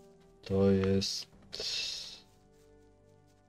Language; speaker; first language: Polish; native; Polish